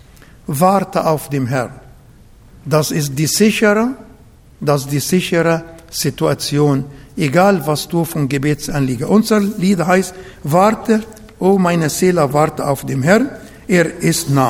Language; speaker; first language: German; non-native, learner; Arabic